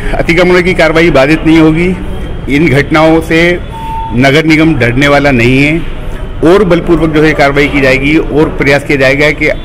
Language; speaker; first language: Hindi; native; Hindi